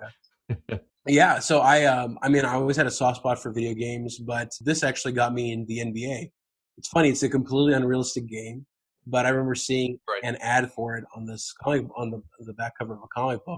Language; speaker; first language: English; native; English